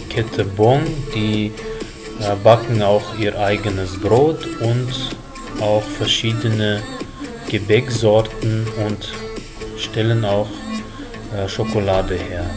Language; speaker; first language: German; non-native, fluent; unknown